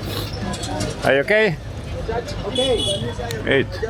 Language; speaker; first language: English; non-native, fluent; Italian